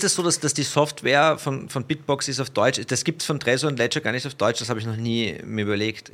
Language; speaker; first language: German; native; German